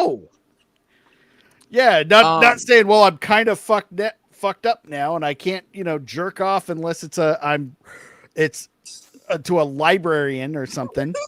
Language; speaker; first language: English; native; English